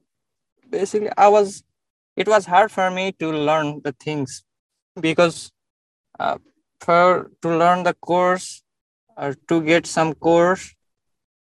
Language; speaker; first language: English; non-native, local second language; Nepali